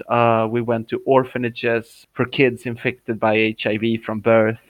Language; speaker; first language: English; non-native, fluent; Swedish